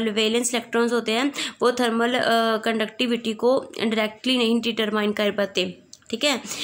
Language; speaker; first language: Hindi; non-native, local second language; Punjabi